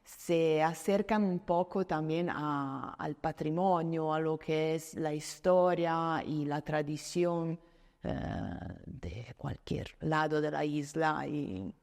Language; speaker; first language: Spanish; non-native, fluent; Italian